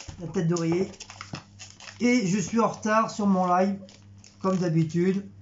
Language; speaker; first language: French; native; French